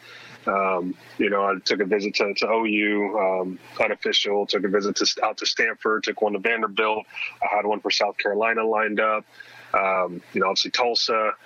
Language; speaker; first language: English; native; English